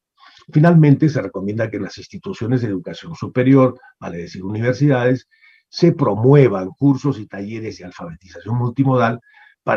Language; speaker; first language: Spanish; native; Spanish